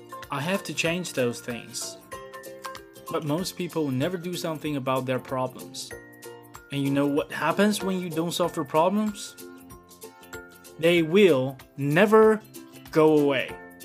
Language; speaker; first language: English; non-native, fluent; Chinese